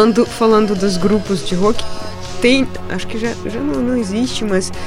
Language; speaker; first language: Portuguese; non-native, fluent; Russian